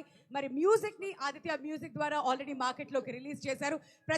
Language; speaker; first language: Telugu; native; Telugu